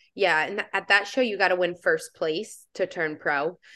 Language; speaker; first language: English; native; English